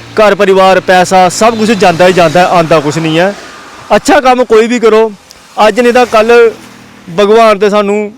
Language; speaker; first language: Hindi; non-native, local second language; Dogri